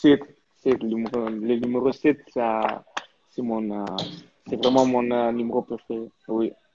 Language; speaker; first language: French; early bilingual, heritage; French